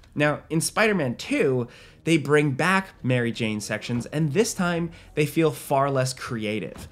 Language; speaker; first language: English; native; English